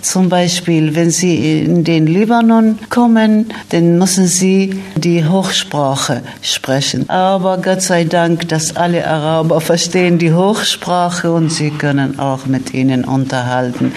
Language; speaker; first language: German; non-native, fluent; Arabic